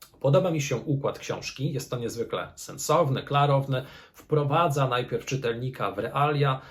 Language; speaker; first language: Polish; native; Polish